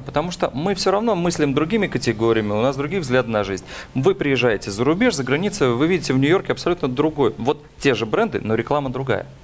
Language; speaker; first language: Russian; native; Russian